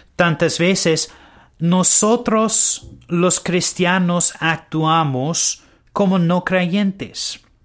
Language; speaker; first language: Spanish; non-native, learner; English